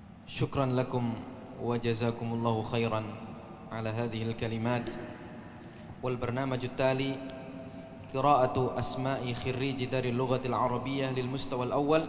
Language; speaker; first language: Arabic; non-native, fluent; Indonesian